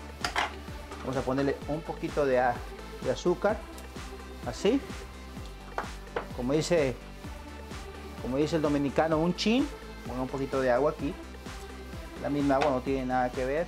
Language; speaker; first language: Spanish; native; Spanish